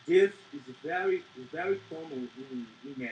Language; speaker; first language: English; non-native, learner; Portuguese